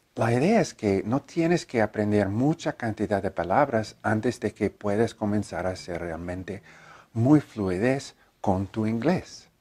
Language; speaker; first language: Spanish; non-native, learner; English